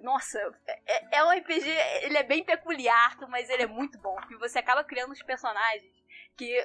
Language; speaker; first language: Portuguese; native; Portuguese